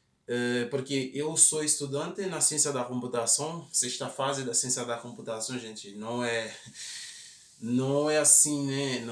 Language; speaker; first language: Portuguese; non-native, fluent; Haitian Creole